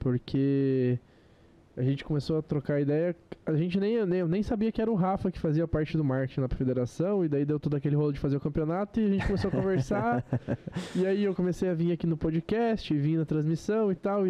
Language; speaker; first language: Portuguese; native; Portuguese